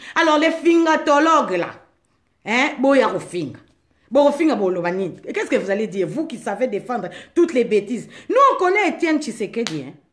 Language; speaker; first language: French; non-native, local second language; Lingala